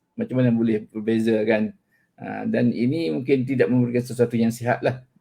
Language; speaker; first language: Malay; native; Malay